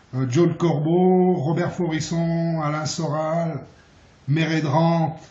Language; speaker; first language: French; early bilingual, other home language; Arabic